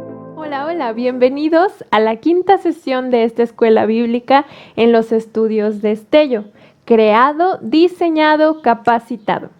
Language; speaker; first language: Spanish; native; Spanish